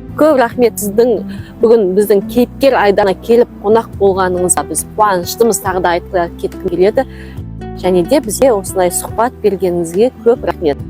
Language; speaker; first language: Kazakh; native; Kazakh